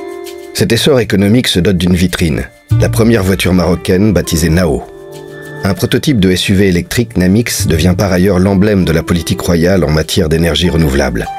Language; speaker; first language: French; native; French